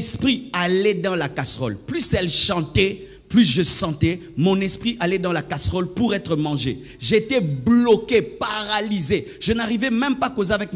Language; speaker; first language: French; non-native, local second language; Swahili